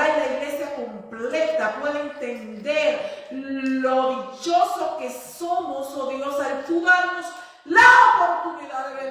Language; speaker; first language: Spanish; native; Spanish